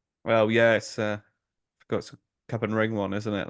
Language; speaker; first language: English; native; English